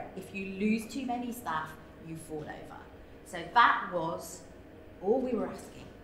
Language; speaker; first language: English; native; English